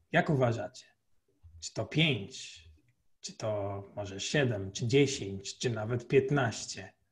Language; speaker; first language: Polish; non-native, fluent; Portuguese